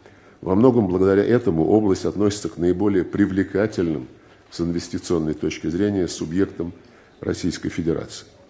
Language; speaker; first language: Russian; native; Russian